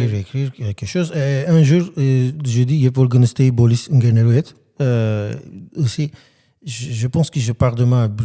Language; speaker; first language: French; non-native, learner; Armenian